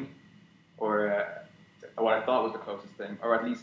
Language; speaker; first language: English; native; English